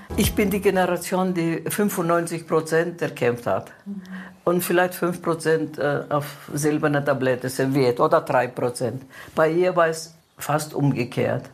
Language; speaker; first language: German; non-native, fluent; Greek